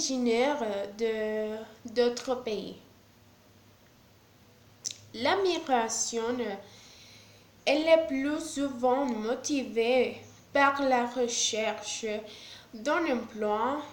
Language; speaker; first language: French; non-native, learner; Spanish